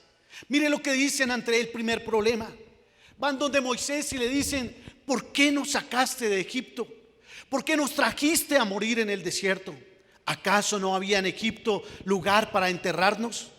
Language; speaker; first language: Spanish; native; Spanish